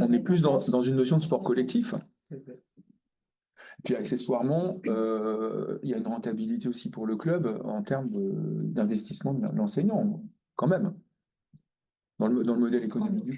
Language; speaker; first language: French; native; French